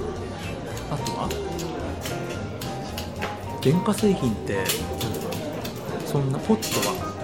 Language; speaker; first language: Japanese; native; Japanese